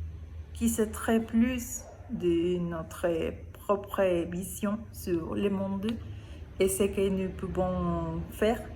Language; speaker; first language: French; non-native, learner; Spanish